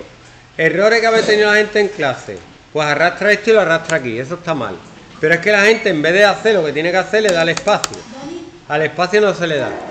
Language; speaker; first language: Spanish; native; Spanish